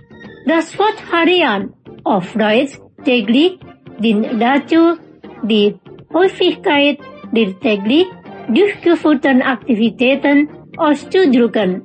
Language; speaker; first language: German; non-native, fluent; Indonesian